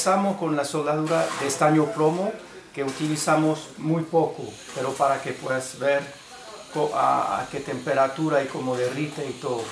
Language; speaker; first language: Spanish; non-native, fluent; French